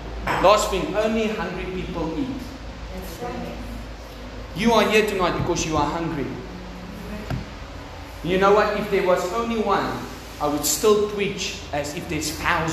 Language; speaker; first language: English; non-native, local second language; Afrikaans